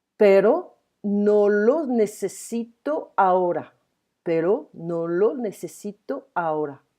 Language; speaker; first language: Spanish; non-native, fluent; French